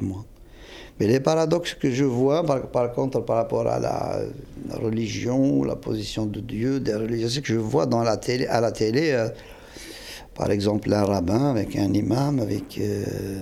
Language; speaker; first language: French; non-native, local second language; Kabyle